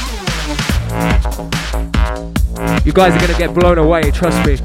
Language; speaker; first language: English; native; English